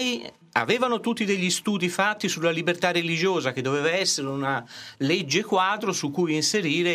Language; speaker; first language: Italian; native; Italian